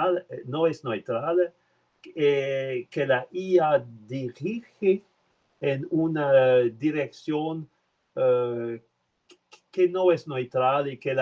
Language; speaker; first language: Spanish; non-native, learner; French